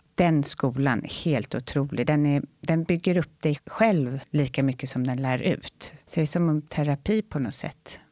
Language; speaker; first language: Swedish; native; Swedish